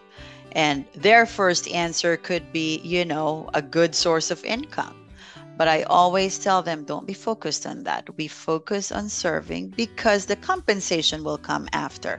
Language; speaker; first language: English; non-native, local second language; Filipino